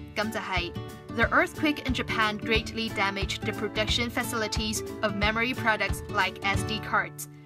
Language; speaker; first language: English; non-native, local second language; Cantonese